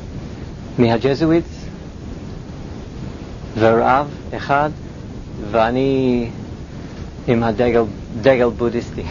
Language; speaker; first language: Hebrew; non-native, fluent; English